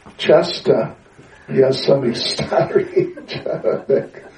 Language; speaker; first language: Russian; non-native, learner; English